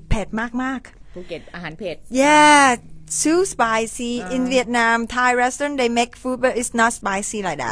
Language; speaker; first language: English; non-native, fluent; Vietnamese